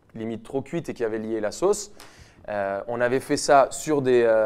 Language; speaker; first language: French; non-native, fluent; Spanish